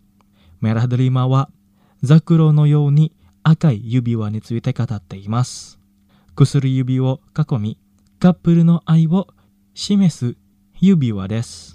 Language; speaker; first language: Japanese; non-native, fluent; Indonesian